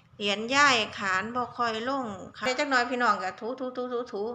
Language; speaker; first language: Thai; native; Thai